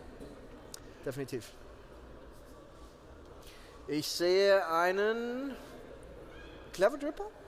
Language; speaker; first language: German; native; German